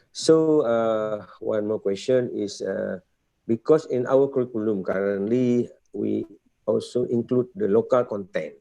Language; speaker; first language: English; non-native, fluent; Indonesian